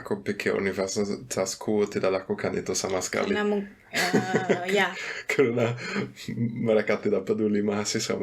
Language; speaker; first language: Indonesian; non-native, fluent; German